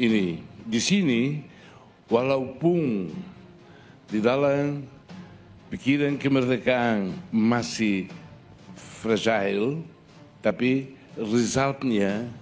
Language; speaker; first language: Indonesian; non-native, fluent; Tetum